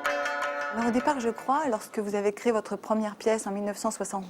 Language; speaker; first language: French; native; French